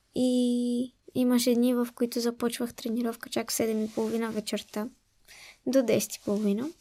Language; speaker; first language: Bulgarian; early bilingual, other home language; Arabic